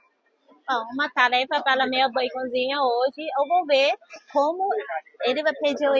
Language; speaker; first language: Portuguese; non-native, fluent; Chinese